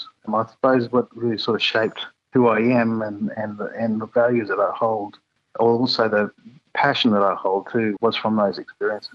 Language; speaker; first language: English; native; English